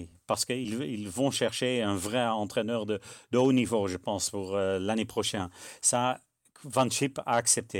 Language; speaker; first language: French; non-native, fluent; Dutch